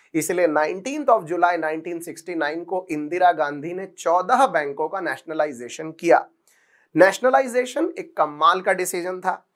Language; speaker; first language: Hindi; non-native, local second language; Marathi